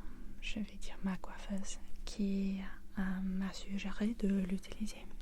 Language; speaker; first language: French; non-native, fluent; English